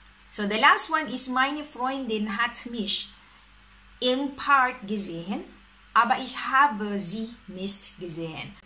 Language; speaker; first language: German; non-native, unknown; Filipino